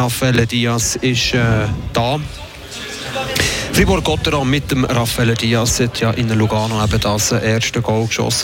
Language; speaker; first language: German; native; German